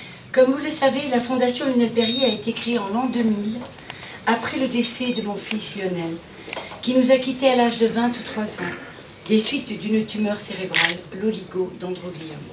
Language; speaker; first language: French; native; French